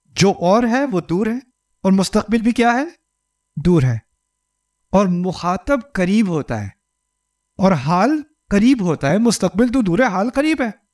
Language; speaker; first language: Urdu; early bilingual, heritage; Urdu